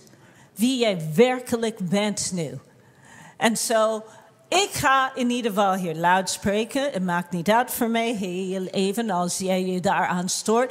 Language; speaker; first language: Dutch; non-native, fluent; English